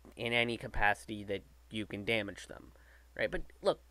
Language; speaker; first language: English; native; English